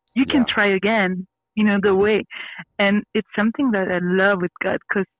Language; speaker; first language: English; non-native, learner; French